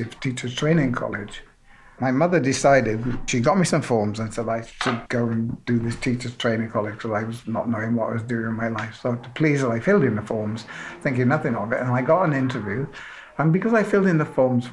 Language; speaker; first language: English; native; English